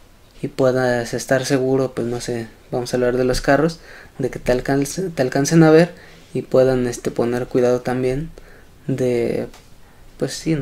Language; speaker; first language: Spanish; native; Spanish